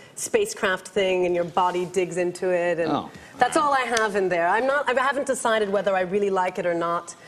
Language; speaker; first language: English; native; English